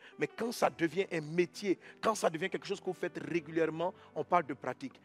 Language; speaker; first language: French; non-native, local second language; Dyula